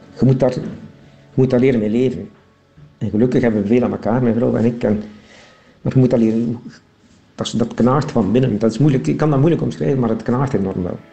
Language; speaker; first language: Dutch; native; Dutch